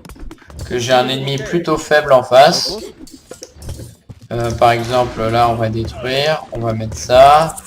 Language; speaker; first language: French; native; French